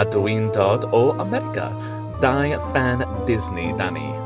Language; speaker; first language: Welsh; non-native, learner; English